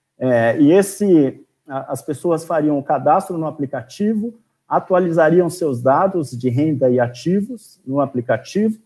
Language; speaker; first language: Portuguese; native; Portuguese